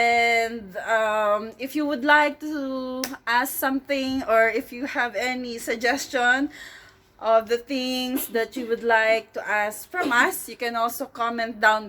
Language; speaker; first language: English; non-native, local second language; Filipino